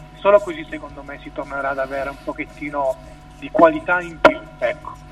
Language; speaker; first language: Italian; native; Italian